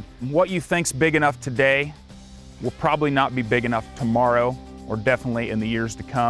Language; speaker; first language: English; native; English